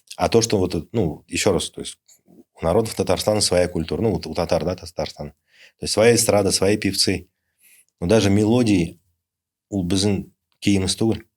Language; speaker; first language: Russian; native; Russian